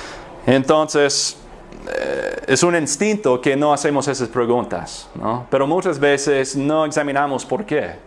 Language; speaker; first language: Spanish; non-native, fluent; English